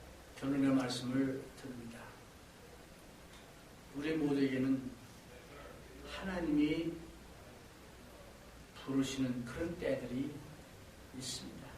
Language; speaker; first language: Korean; native; Korean